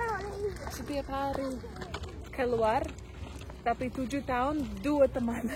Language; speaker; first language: Indonesian; non-native, learner; English